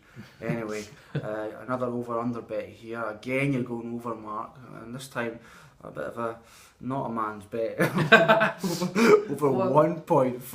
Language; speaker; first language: English; native; English